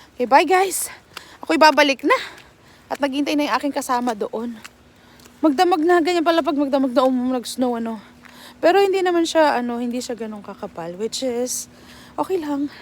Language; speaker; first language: Filipino; native; Filipino